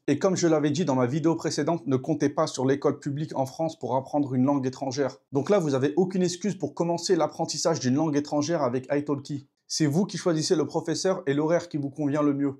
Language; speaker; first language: French; native; French